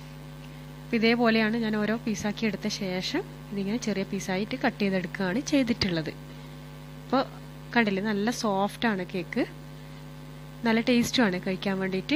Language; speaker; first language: Malayalam; native; Malayalam